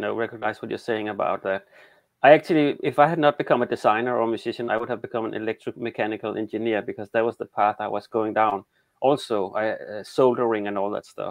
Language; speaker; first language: English; non-native, fluent; Danish